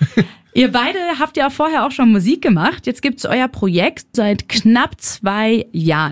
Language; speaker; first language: German; native; German